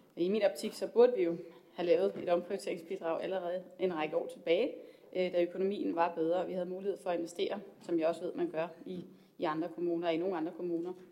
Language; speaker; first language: Danish; native; Danish